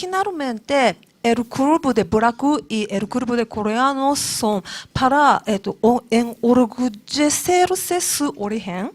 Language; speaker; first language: Spanish; non-native, learner; Japanese